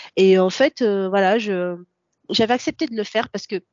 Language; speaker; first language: French; non-native, local second language; Comorian